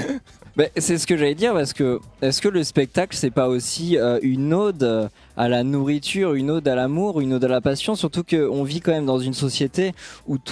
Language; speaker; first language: French; native; French